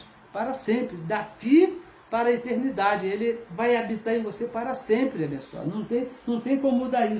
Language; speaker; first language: Portuguese; native; Portuguese